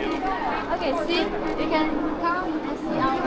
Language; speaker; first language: English; non-native, learner; Chinese